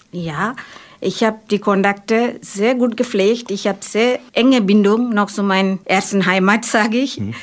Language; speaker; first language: German; non-native, fluent; Malayalam